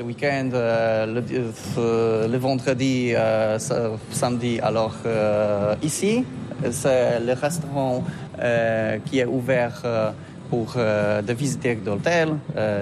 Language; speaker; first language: French; non-native, learner; Polish